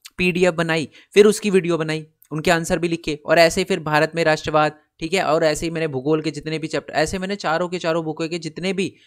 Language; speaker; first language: Hindi; native; Hindi